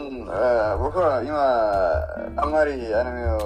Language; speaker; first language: Japanese; non-native, learner; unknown